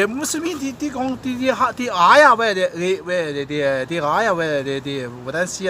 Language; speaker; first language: Danish; non-native, learner; Chinese